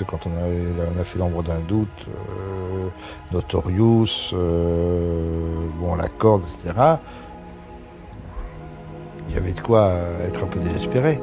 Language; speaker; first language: French; native; French